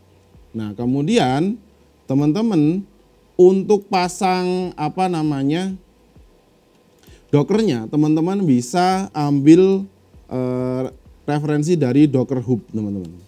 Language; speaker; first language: Indonesian; native; Indonesian